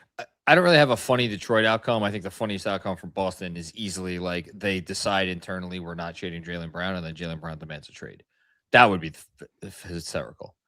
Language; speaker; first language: English; native; English